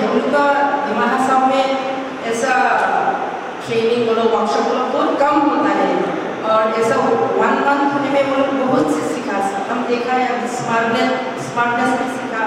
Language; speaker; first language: Hindi; non-native, local second language; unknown